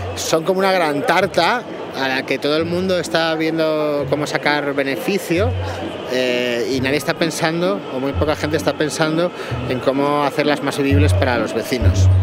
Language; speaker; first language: Spanish; native; Spanish